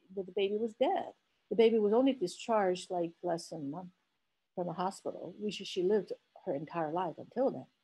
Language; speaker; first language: English; non-native, fluent; Chinese